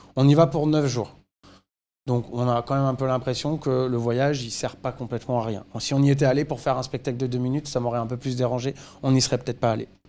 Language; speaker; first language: French; native; French